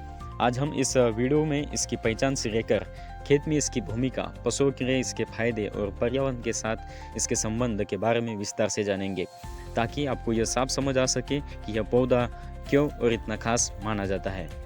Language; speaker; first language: Hindi; native; Hindi